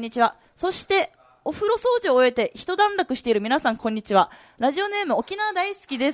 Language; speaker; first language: Japanese; native; Japanese